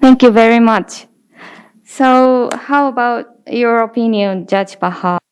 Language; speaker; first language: English; non-native, fluent; Japanese